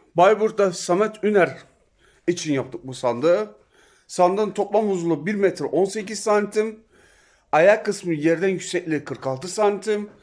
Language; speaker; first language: Turkish; native; Turkish